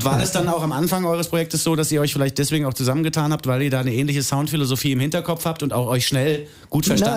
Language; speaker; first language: German; native; German